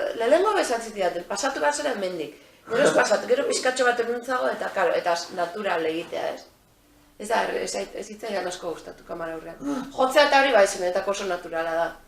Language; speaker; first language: Basque; native; Basque